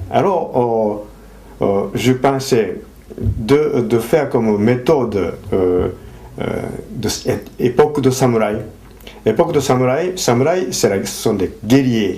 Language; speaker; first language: French; non-native, fluent; Japanese